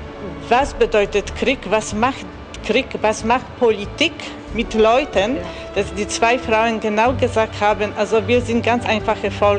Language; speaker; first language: German; non-native, fluent; Polish